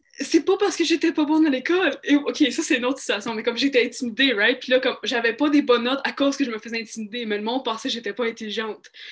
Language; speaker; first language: French; native; French